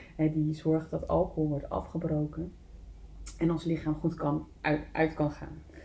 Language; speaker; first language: Dutch; native; Dutch